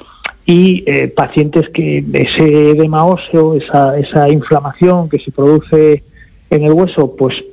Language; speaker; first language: Spanish; native; Spanish